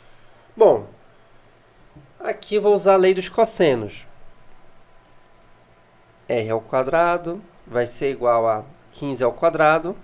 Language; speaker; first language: Portuguese; native; Portuguese